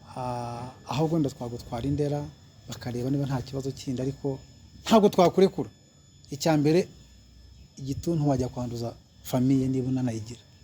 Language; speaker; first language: Kinyarwanda; early bilingual, heritage; Kinyarwanda